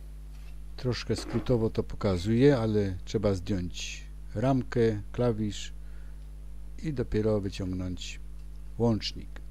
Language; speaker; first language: Polish; native; Polish